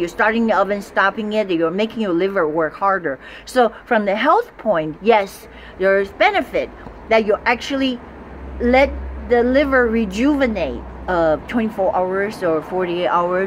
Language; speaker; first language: English; non-native, fluent; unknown